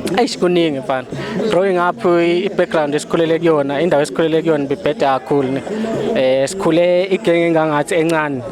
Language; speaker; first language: Zulu; native; Zulu